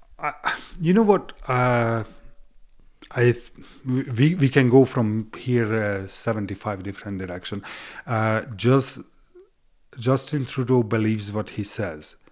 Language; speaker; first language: English; non-native, fluent; Hungarian